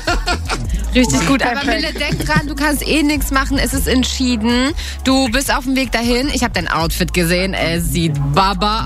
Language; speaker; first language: German; native; German